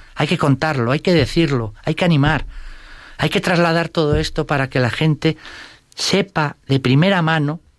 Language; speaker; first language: Spanish; native; Spanish